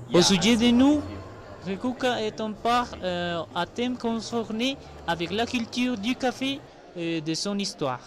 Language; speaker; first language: French; non-native, learner; Spanish